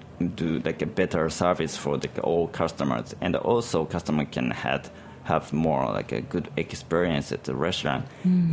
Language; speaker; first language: English; non-native, learner; Japanese